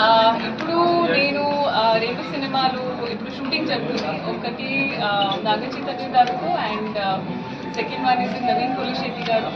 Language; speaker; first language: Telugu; non-native, learner; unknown